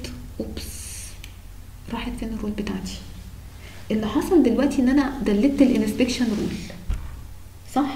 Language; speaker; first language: Arabic; native; Arabic